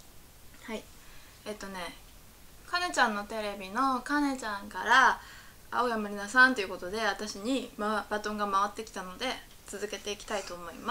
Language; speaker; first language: Japanese; native; Japanese